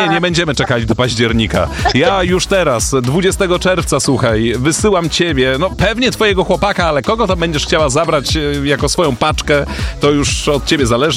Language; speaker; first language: Polish; native; Polish